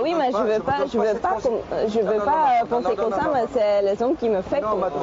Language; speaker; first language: French; non-native, local second language; Dutch